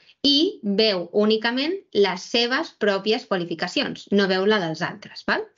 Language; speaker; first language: Catalan; native; Catalan